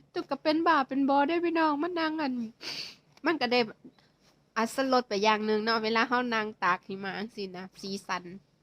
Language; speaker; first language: Thai; native; Thai